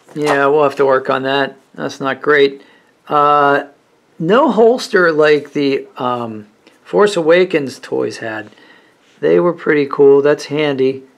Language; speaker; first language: English; native; English